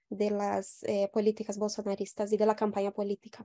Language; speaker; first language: Spanish; non-native, fluent; Portuguese